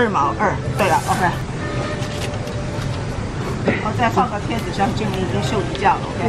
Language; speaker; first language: Chinese; native; Chinese